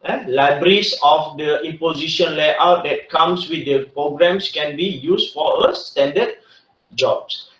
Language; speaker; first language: English; non-native, local second language; Malay